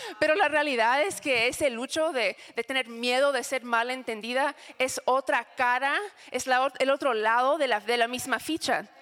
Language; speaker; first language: Spanish; non-native, fluent; English